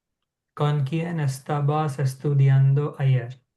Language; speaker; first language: Spanish; non-native, learner; English